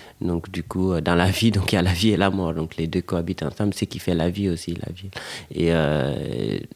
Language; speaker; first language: French; non-native, local second language; Fula